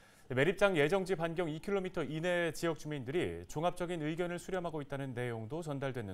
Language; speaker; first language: Korean; native; Korean